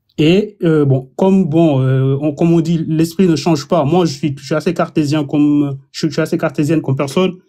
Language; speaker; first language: French; non-native, local second language; Wolof